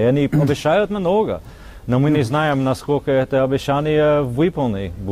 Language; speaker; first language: Russian; non-native, fluent; English